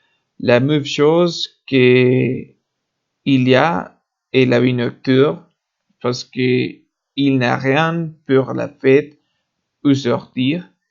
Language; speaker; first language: French; non-native, learner; Spanish